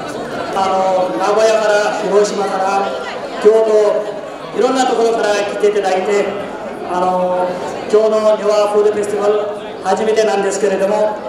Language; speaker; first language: Japanese; non-native, fluent; Newari